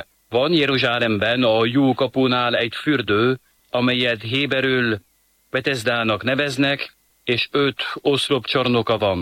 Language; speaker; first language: Hungarian; non-native, fluent; French